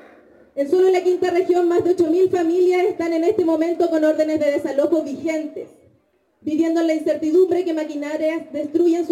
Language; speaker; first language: Spanish; native; Spanish